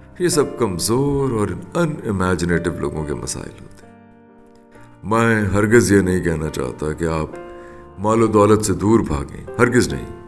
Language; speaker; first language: Urdu; non-native, local second language; Punjabi